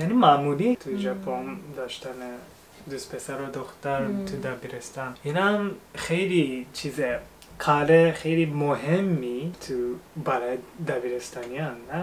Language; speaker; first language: Persian; non-native, fluent; Japanese